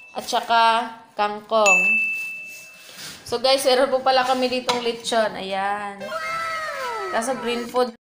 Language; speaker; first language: Filipino; non-native, local second language; Iloko